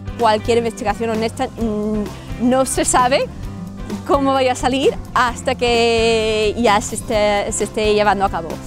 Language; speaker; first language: Spanish; non-native, fluent; English